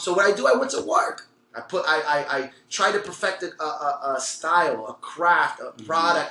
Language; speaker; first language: English; early bilingual, other home language; Spanish